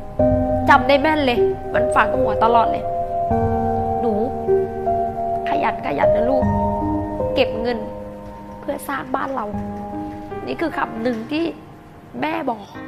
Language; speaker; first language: Thai; native; Thai